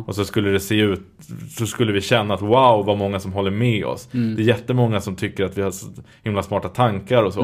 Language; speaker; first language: Swedish; native; Swedish